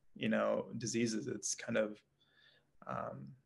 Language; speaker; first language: English; native; English